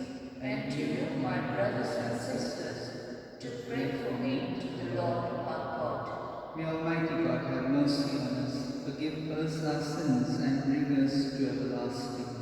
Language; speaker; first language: English; non-native, local second language; Konkani